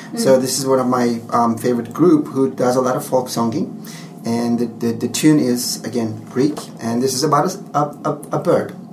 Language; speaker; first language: English; non-native, fluent; Turkish